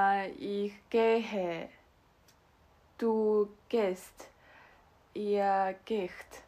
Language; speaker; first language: German; non-native, learner; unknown